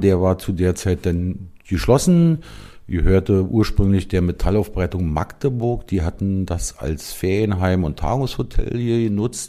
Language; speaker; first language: German; native; German